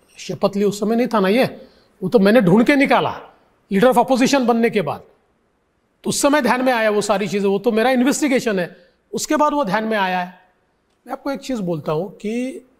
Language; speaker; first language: Hindi; non-native, local second language; Marathi